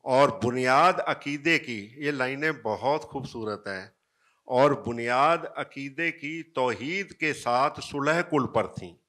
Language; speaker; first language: Hindi; native; Hindi